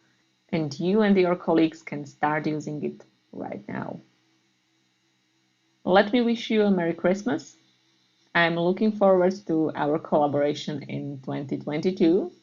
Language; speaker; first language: English; non-native, fluent; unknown